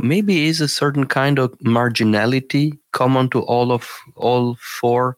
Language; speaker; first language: English; non-native, fluent; Romanian